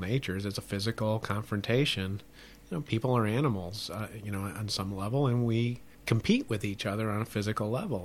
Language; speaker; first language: English; native; English